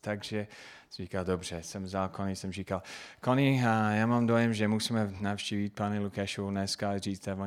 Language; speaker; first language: Czech; non-native, fluent; English